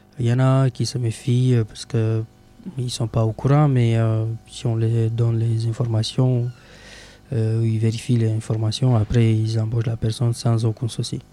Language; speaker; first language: French; non-native, fluent; Romanian